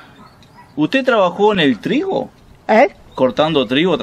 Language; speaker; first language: Spanish; native; Spanish